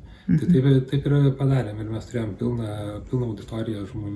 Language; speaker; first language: Lithuanian; native; Lithuanian